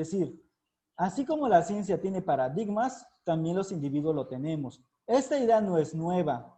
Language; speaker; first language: Spanish; native; Spanish